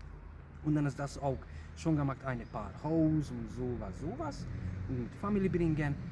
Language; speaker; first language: German; non-native, learner; Hungarian